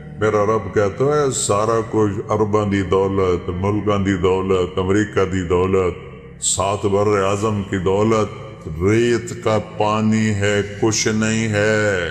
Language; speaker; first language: Urdu; non-native, local second language; Punjabi